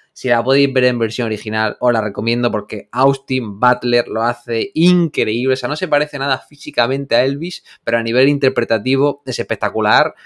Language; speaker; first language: Spanish; native; Spanish